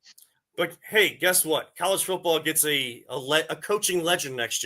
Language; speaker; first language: English; native; English